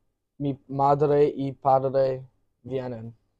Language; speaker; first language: Spanish; non-native, learner; English